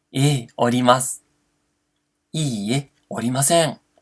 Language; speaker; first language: Japanese; non-native, fluent; Portuguese